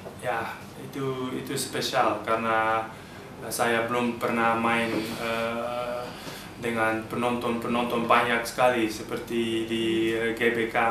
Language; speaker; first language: Indonesian; early bilingual, heritage; Dutch